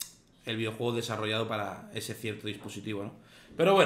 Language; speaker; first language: Spanish; native; Spanish